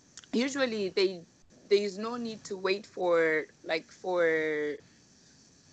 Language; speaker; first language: English; non-native, local second language; Shona